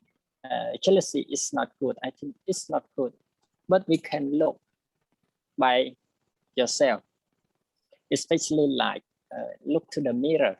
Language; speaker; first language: English; non-native, learner; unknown